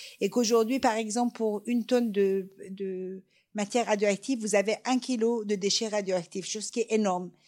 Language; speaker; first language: French; non-native, fluent; Persian